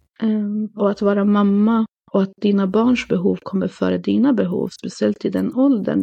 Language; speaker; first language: Swedish; early bilingual, other home language; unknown